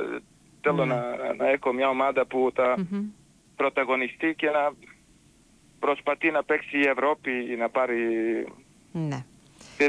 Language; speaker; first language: Greek; non-native, fluent; Serbian